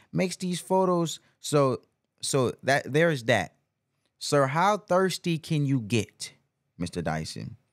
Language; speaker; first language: English; native; English